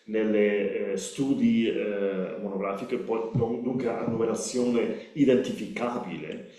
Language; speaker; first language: Italian; non-native, learner; Spanish